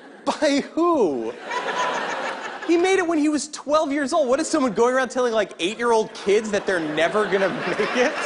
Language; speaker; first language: English; native; English